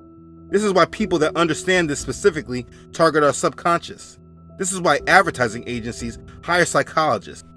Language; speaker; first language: English; native; English